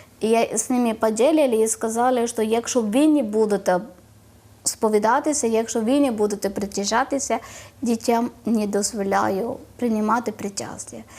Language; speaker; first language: Ukrainian; non-native, learner; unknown